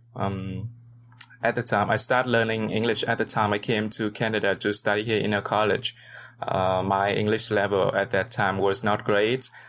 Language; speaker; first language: English; non-native, learner; Vietnamese